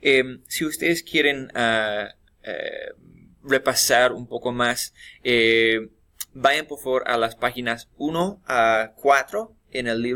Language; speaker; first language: Spanish; non-native, fluent; English